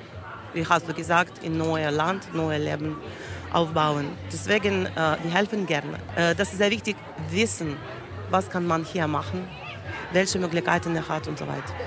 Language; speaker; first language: German; non-native, learner; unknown